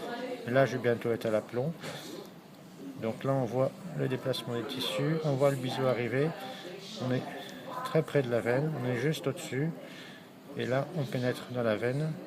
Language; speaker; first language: French; native; French